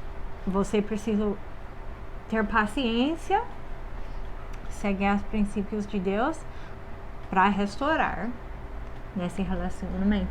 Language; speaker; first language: Portuguese; non-native, fluent; English